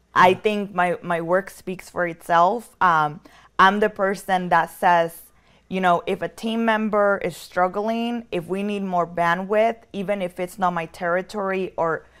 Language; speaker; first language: English; early bilingual, other home language; Spanish